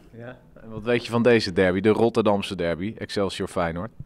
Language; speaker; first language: Dutch; native; Dutch